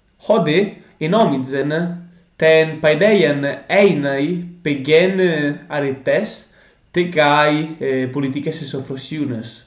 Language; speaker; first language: Greek; non-native, learner; Italian